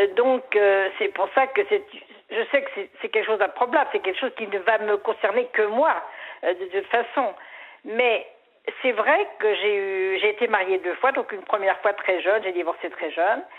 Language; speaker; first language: French; native; French